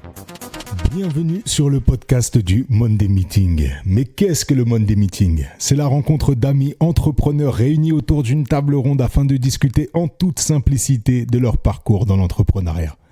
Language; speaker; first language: French; native; French